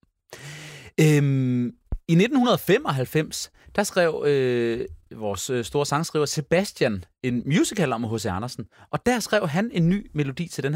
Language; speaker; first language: Danish; native; Danish